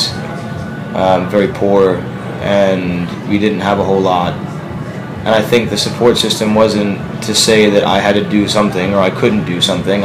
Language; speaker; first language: English; native; English